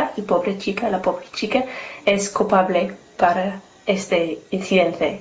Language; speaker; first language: Spanish; non-native, learner; English